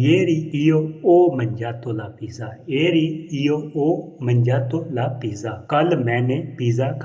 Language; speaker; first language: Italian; non-native, fluent; Punjabi